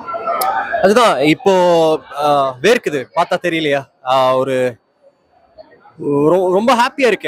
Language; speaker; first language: Tamil; native; Tamil